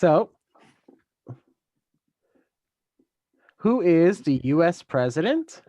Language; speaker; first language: English; native; English